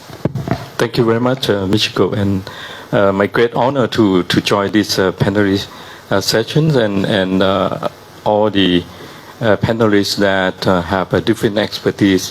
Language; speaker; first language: English; non-native, fluent; Thai